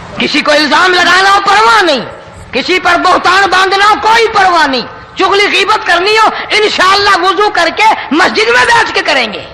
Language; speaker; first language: Urdu; non-native, local second language; Saraiki